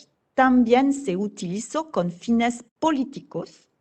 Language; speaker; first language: Spanish; non-native, fluent; French